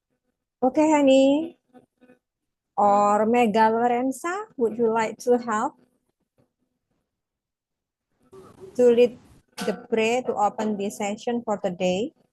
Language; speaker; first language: English; non-native, fluent; Indonesian